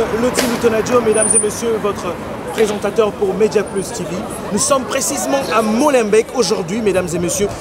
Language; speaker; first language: French; non-native, local second language; Lingala